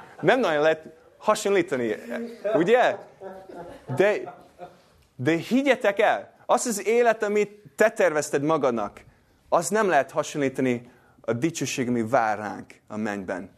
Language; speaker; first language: Hungarian; non-native, fluent; English